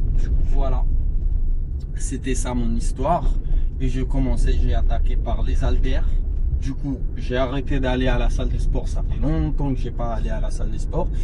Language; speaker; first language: French; non-native, local second language; Arabic